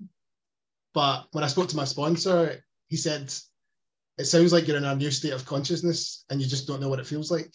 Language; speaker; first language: English; native; English